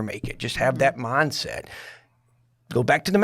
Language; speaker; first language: English; native; English